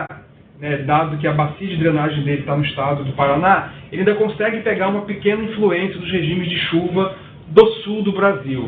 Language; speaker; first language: Portuguese; native; Portuguese